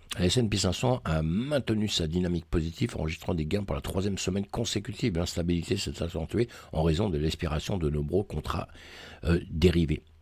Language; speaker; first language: French; native; French